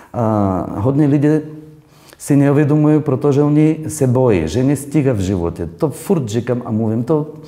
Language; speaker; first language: Czech; non-native, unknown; Bulgarian